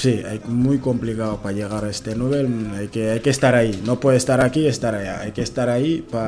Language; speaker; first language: Spanish; non-native, learner; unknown